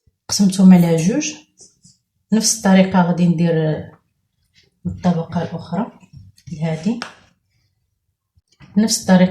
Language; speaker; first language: Arabic; native; Arabic